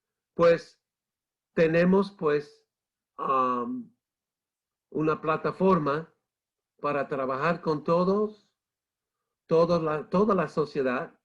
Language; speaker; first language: Spanish; non-native, fluent; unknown